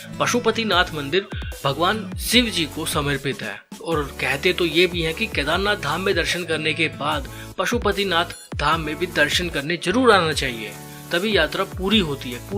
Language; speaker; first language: Hindi; native; Hindi